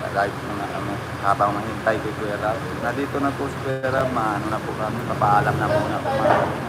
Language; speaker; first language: Filipino; non-native, learner; Punjabi